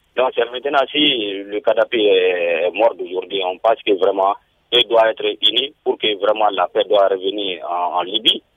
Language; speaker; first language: French; non-native, local second language; Bambara